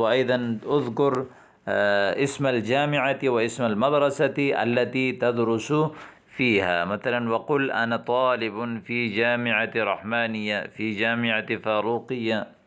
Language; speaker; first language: Arabic; non-native, fluent; Urdu